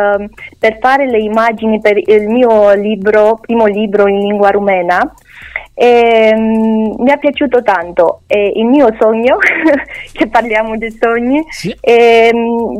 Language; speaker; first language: Italian; non-native, learner; Romanian